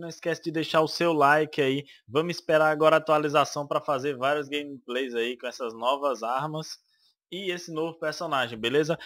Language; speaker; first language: Portuguese; native; Portuguese